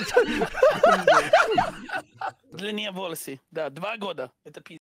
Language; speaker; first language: Russian; non-native, learner; English